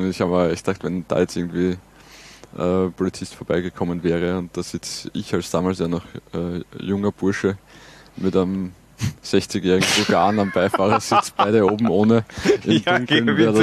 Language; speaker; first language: German; native; German